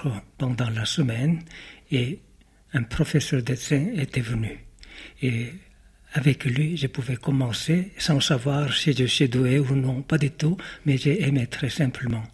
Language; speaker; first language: French; non-native, fluent; Korean